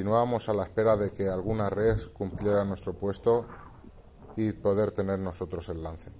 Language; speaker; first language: Spanish; native; Spanish